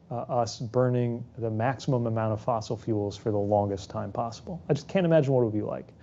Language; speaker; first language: English; native; English